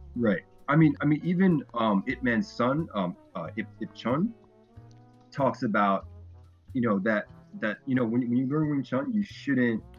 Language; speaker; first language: English; native; English